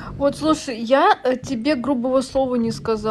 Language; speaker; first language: Russian; native; Russian